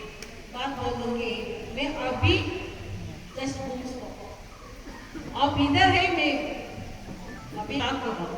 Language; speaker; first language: Hindi; non-native, learner; Kannada